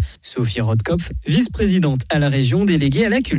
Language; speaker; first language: French; native; French